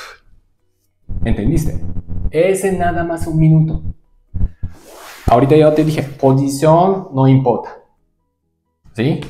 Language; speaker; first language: Spanish; non-native, learner; Japanese